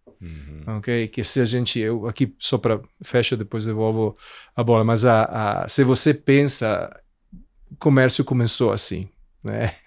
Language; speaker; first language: Portuguese; non-native, fluent; Italian